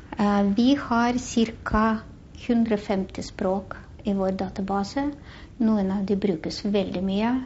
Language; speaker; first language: Norwegian; non-native, fluent; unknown